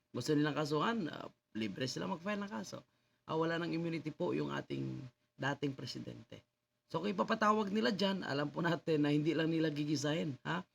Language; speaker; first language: Filipino; native; Filipino